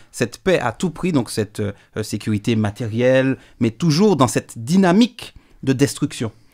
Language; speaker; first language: French; native; French